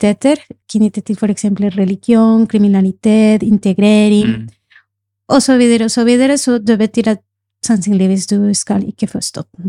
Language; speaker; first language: Norwegian; non-native, fluent; Spanish